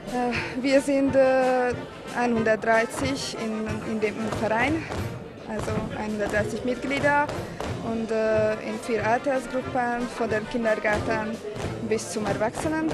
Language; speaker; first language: German; non-native, local second language; Hungarian